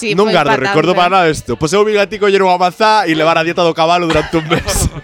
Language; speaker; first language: Galician; non-native, local second language; Spanish